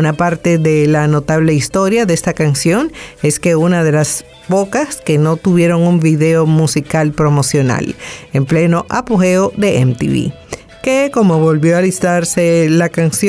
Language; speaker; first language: Spanish; native; Spanish